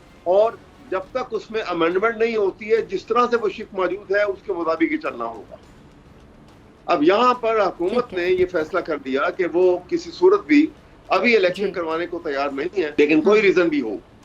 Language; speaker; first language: Urdu; native; Urdu